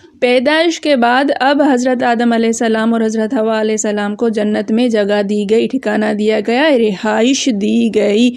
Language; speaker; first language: Urdu; non-native, local second language; Sindhi